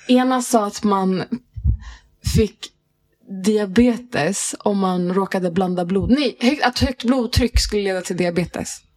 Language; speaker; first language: Swedish; native; Swedish